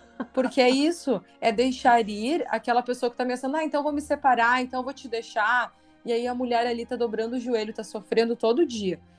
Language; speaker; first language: Portuguese; native; Portuguese